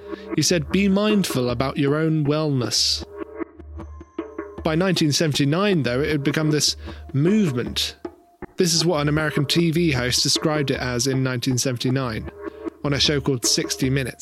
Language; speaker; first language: English; native; English